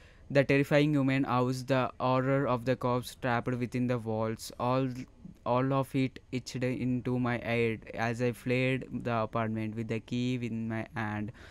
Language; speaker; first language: English; non-native, local second language; Telugu